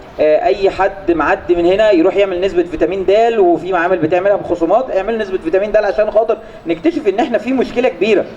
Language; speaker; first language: Egyptian Arabic; native; Egyptian Arabic